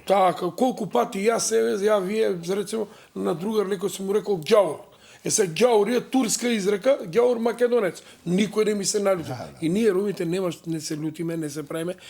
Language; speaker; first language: Macedonian; non-native, local second language; Romany